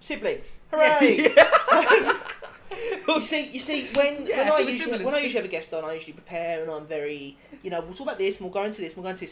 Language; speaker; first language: English; native; English